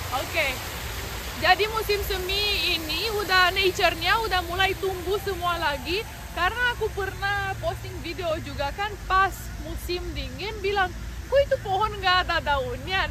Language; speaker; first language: Indonesian; non-native, fluent; Romanian